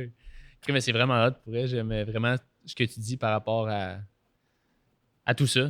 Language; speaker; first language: French; native; French